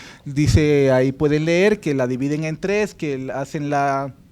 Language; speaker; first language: Spanish; native; Spanish